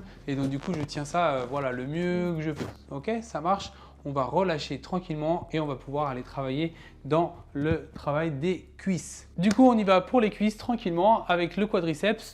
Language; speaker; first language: French; native; French